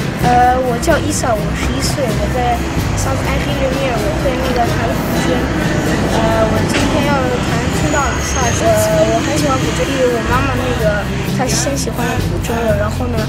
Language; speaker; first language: Chinese; early bilingual, other home language; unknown